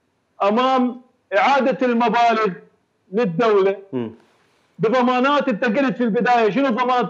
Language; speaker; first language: Arabic; native; Arabic